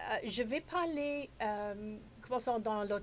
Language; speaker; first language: French; non-native, fluent; English